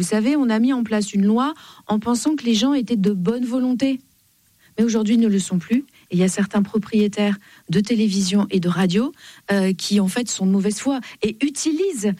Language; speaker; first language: French; native; French